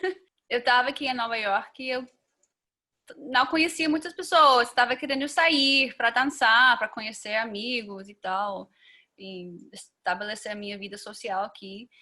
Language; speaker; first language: Portuguese; non-native, fluent; English